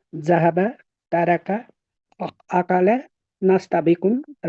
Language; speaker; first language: Arabic; non-native, learner; Urdu